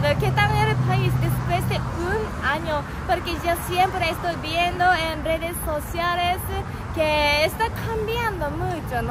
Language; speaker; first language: Spanish; non-native, learner; Japanese